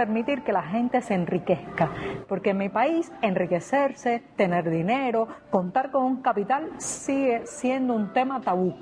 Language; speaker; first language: Spanish; native; Spanish